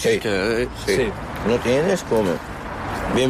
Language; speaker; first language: Spanish; non-native, learner; Arabic